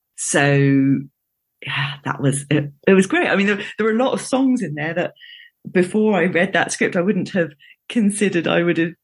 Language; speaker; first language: English; native; English